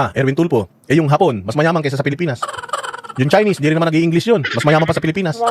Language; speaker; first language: Filipino; native; Filipino